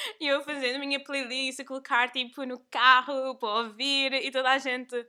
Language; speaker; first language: Portuguese; non-native, local second language; Kabuverdianu